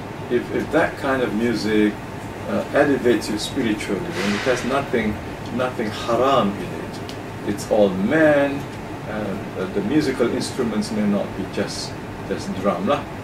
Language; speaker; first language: English; non-native, local second language; Malay